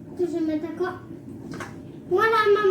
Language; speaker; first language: French; native; French